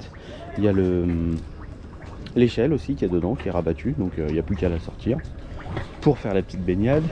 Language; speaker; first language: French; native; French